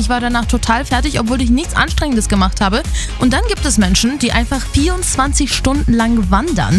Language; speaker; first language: German; native; German